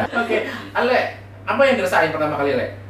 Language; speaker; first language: Indonesian; native; Indonesian